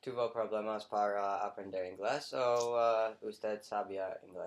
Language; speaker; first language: Spanish; non-native, learner; English